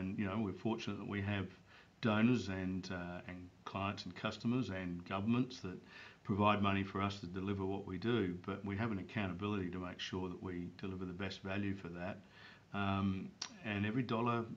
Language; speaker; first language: English; native; English